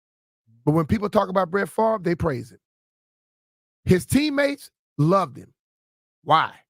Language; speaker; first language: English; native; English